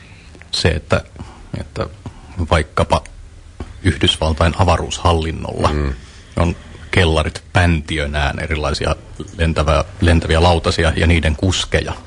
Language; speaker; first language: Finnish; native; Finnish